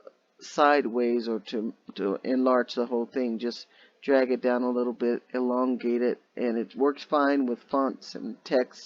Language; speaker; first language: English; native; English